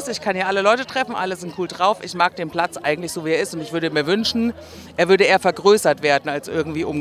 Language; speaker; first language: German; native; German